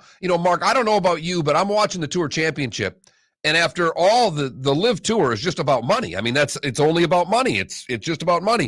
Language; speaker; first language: English; native; English